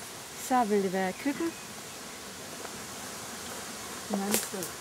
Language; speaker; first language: Danish; non-native, fluent; Romanian